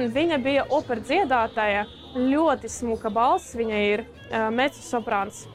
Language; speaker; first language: Latvian; early bilingual, other home language; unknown